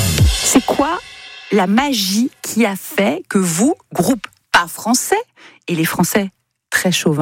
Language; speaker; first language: French; native; French